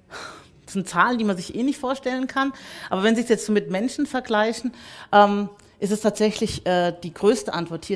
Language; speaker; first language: German; native; German